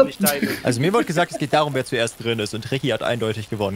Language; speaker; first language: German; native; German